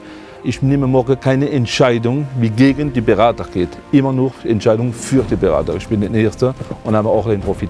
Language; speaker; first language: German; non-native, fluent; French